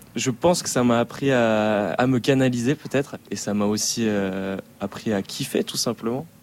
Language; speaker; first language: French; native; French